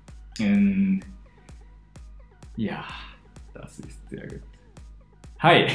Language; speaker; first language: German; non-native, learner; Japanese